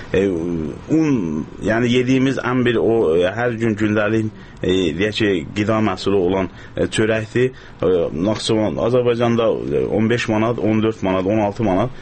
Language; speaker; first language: Azerbaijani; native; Azerbaijani